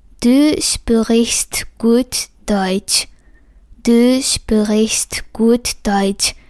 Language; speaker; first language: German; non-native, fluent; Japanese